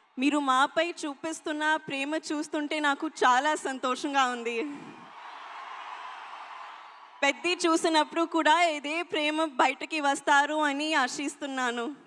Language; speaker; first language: Telugu; non-native, learner; Hindi